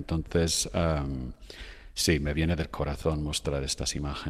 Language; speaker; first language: Spanish; non-native, fluent; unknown